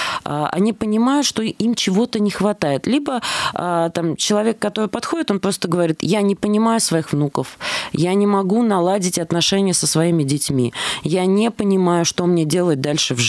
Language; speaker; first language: Russian; native; Russian